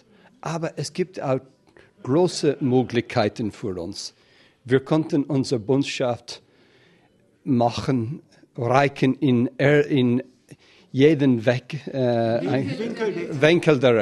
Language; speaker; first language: German; non-native, fluent; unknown